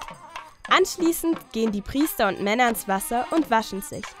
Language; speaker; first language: German; native; German